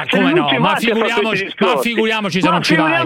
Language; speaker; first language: Italian; native; Italian